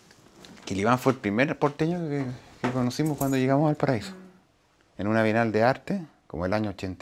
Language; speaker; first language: Spanish; native; Spanish